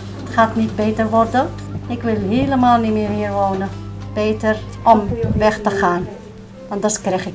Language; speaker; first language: Dutch; non-native, learner; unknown